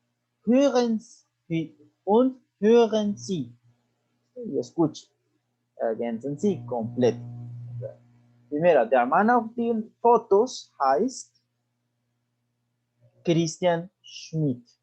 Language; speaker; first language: German; non-native, fluent; Spanish